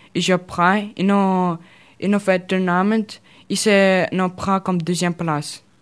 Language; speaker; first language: French; non-native, learner; Russian